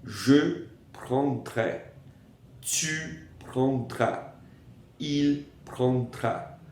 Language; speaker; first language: French; non-native, fluent; Portuguese